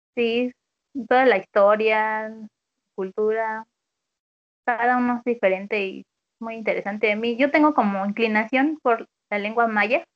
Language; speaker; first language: Spanish; native; Spanish